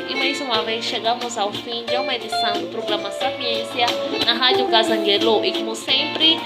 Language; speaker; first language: Portuguese; native; Portuguese